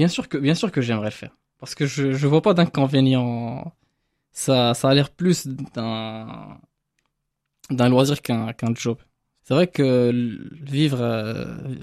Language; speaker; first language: French; non-native, local second language; Arabic